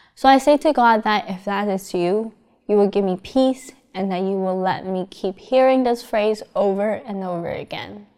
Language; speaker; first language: English; non-native, fluent; Chinese